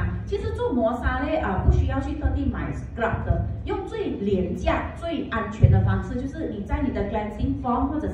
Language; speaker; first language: Chinese; native; Chinese